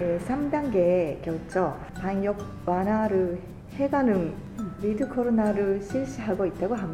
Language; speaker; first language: Korean; non-native, fluent; Japanese